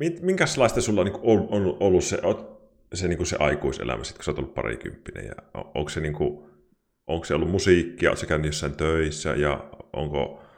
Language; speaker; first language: Finnish; native; Finnish